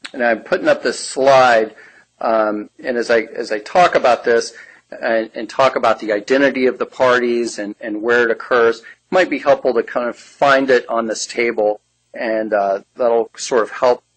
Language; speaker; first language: English; native; English